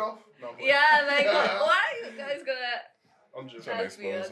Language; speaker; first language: English; non-native, fluent; Spanish